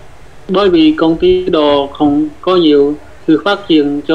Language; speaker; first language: Vietnamese; non-native, learner; Khmer